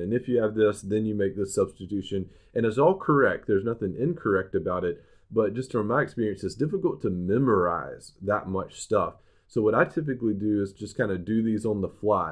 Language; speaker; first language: English; native; English